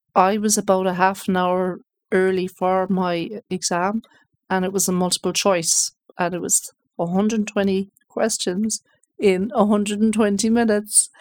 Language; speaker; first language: English; native; English